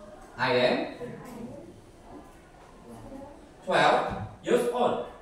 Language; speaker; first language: English; non-native, fluent; Indonesian